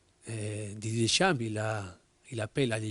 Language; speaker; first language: French; non-native, learner; Spanish